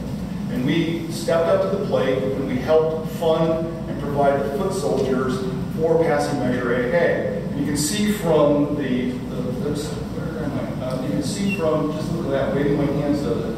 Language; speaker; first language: English; native; English